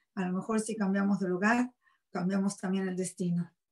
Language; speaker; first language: Spanish; native; Spanish